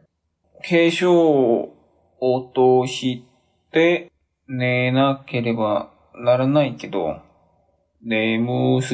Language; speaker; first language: Japanese; non-native, learner; Korean